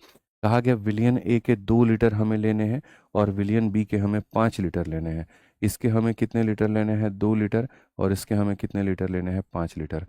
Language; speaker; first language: Hindi; native; Hindi